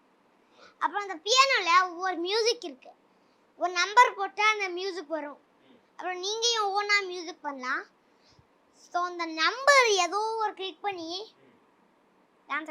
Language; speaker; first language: Tamil; non-native, local second language; Tulu